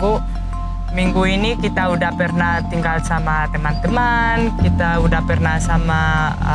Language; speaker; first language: Indonesian; non-native, fluent; Spanish